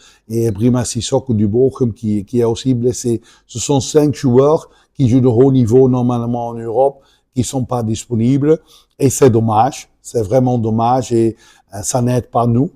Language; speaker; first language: French; non-native, local second language; Dutch